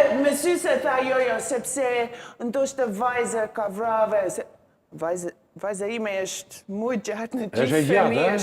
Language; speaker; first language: Albanian; non-native, learner; English